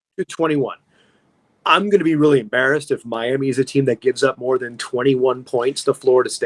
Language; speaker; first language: English; native; English